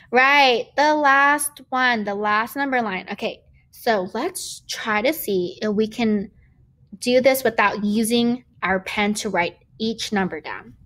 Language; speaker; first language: English; native; English